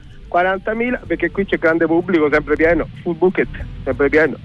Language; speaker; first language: Italian; native; Italian